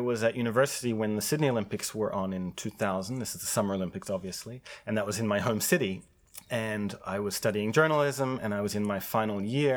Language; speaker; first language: English; native; English